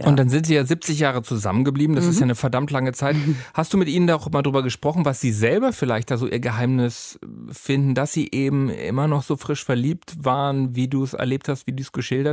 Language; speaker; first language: German; native; German